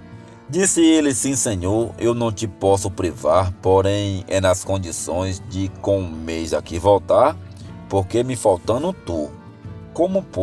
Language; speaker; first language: Portuguese; native; Portuguese